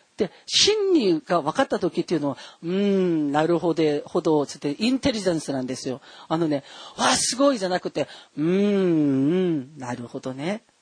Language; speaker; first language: Japanese; non-native, fluent; Korean